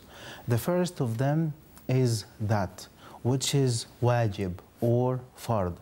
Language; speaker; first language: English; non-native, fluent; Arabic